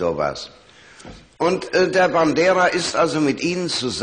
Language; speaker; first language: German; native; German